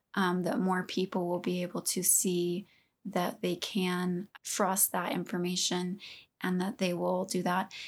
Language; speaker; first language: English; native; English